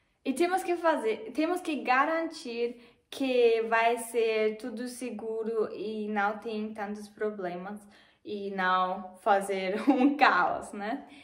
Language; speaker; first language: Portuguese; non-native, fluent; German